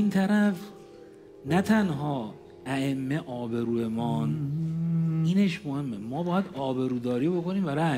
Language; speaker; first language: Persian; native; Persian